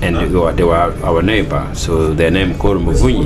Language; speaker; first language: English; non-native, local second language; Kinyarwanda